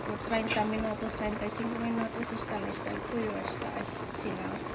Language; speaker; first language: Spanish; non-native, learner; Filipino